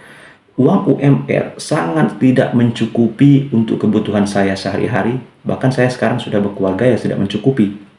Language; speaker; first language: Indonesian; native; Indonesian